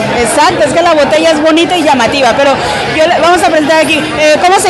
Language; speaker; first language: Spanish; native; Spanish